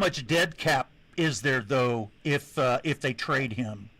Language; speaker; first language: English; native; English